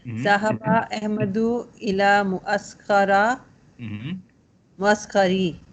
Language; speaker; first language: Arabic; non-native, learner; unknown